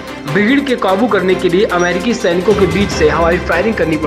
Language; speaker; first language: Hindi; native; Hindi